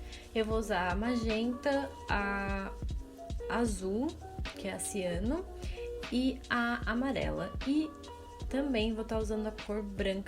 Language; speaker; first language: Portuguese; native; Portuguese